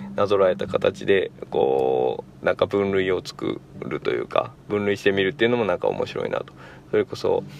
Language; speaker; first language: Japanese; native; Japanese